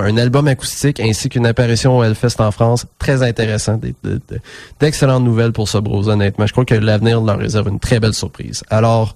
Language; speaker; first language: French; native; French